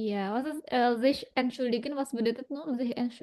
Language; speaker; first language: German; non-native, fluent; Indonesian